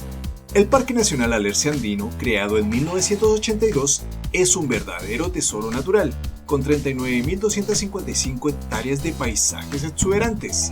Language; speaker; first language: Spanish; native; Spanish